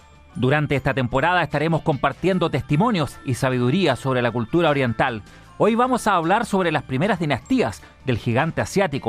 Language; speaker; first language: Spanish; native; Spanish